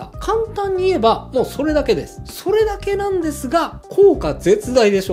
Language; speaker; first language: Japanese; native; Japanese